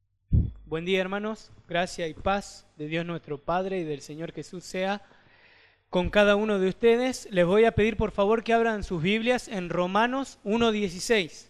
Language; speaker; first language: Spanish; native; Spanish